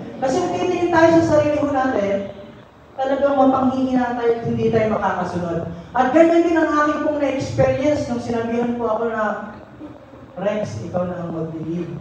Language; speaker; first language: Filipino; non-native, local second language; Cebuano